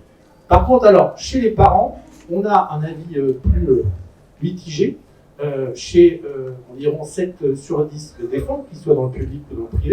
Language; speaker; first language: French; native; French